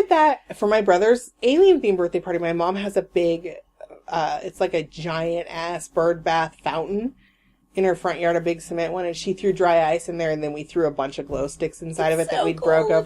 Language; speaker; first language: English; native; English